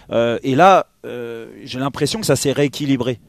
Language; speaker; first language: French; native; French